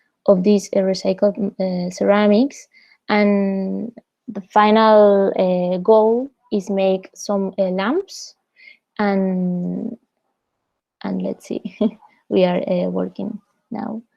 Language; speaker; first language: English; non-native, fluent; Spanish